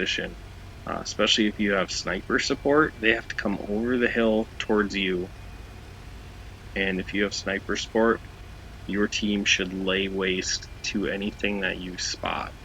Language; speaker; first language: English; native; English